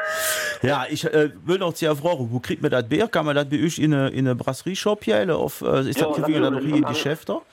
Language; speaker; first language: German; native; German